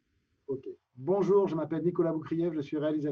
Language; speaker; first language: French; native; French